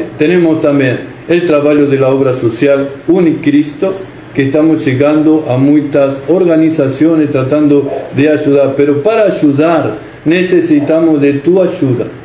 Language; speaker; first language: Portuguese; non-native, fluent; Spanish